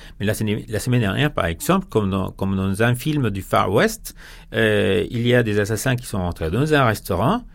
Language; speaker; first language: French; non-native, fluent; Spanish